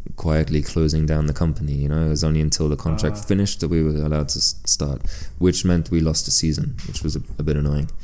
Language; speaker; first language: English; early bilingual, other home language; French